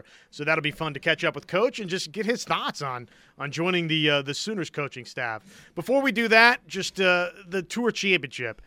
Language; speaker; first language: English; native; English